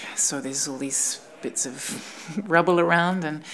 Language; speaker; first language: English; native; English